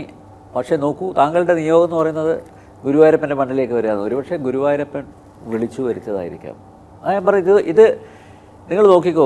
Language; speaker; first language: Malayalam; native; Malayalam